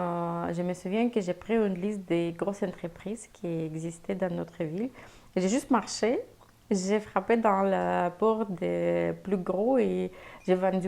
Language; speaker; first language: French; non-native, fluent; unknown